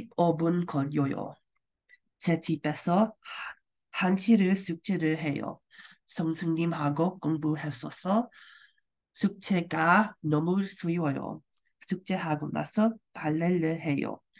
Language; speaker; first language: Korean; non-native, learner; English